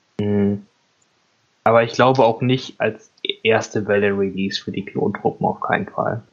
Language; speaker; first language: German; native; German